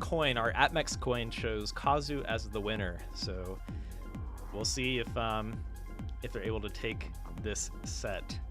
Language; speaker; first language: English; native; English